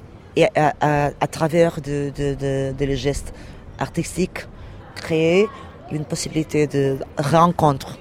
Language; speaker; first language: French; non-native, learner; Portuguese